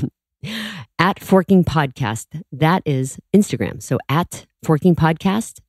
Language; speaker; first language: English; native; English